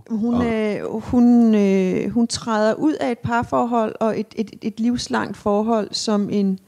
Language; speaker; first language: Danish; native; Danish